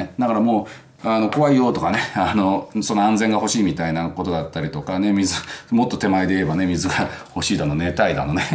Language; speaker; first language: Japanese; native; Japanese